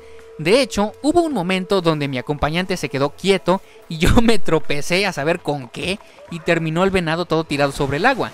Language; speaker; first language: Spanish; native; Spanish